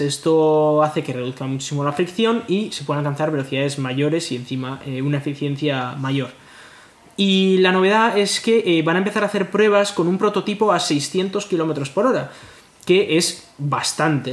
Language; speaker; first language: Spanish; native; Spanish